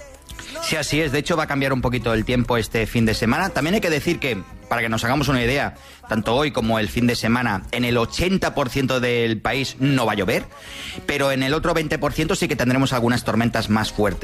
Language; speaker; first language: Spanish; native; Spanish